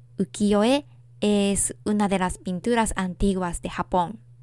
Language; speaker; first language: Spanish; non-native, fluent; Japanese